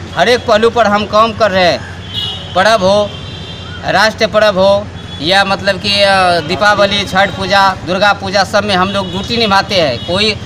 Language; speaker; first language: Hindi; native; Hindi